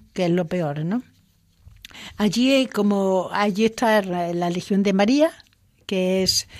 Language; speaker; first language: Spanish; native; Spanish